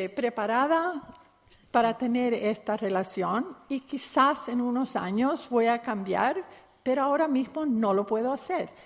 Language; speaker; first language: Spanish; non-native, fluent; English